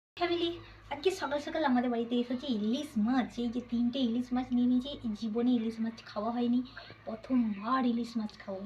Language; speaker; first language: Bangla; non-native, local second language; Santali